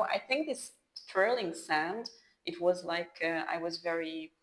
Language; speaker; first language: English; non-native, fluent; Hungarian